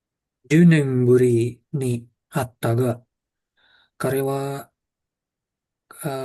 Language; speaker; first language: Japanese; non-native, learner; Indonesian